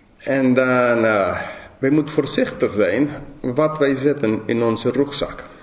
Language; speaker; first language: Dutch; non-native, fluent; English